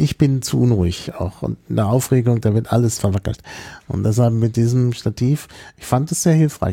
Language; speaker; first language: German; native; German